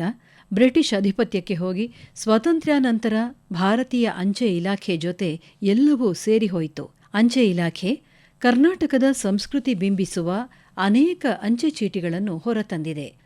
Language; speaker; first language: Kannada; native; Kannada